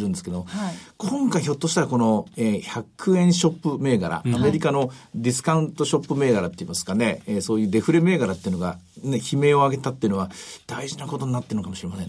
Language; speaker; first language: Japanese; native; Japanese